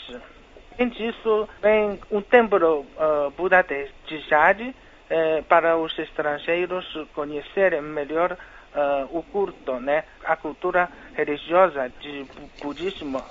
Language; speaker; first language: Portuguese; non-native, fluent; Chinese